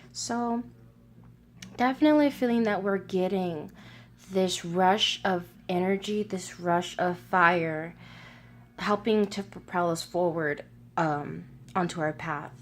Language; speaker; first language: English; native; English